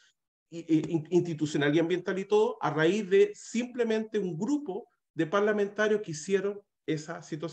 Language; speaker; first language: Spanish; native; Spanish